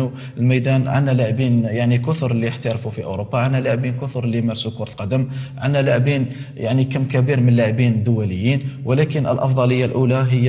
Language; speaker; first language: Arabic; native; Arabic